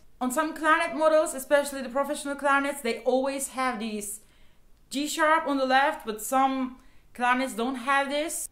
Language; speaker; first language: English; non-native, fluent; Turkish